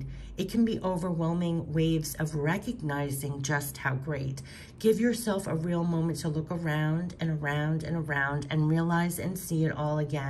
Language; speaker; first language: English; native; English